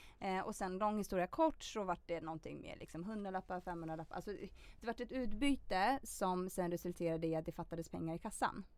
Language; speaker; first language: Swedish; early bilingual, other home language; Russian